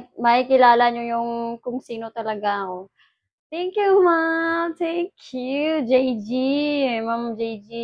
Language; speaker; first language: Filipino; non-native, local second language; Hiligaynon